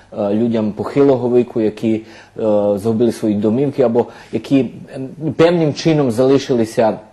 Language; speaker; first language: Ukrainian; early bilingual, heritage; Ukrainian